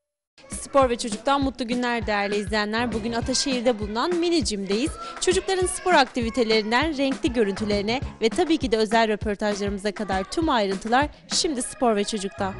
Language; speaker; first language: Turkish; native; Turkish